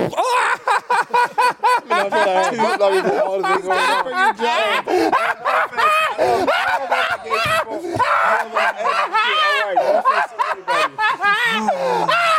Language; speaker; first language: English; non-native, fluent; Arabic